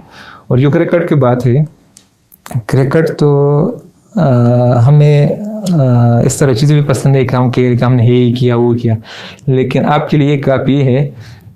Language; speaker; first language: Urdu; non-native, learner; Pashto